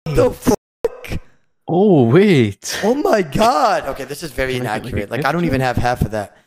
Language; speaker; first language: English; native; English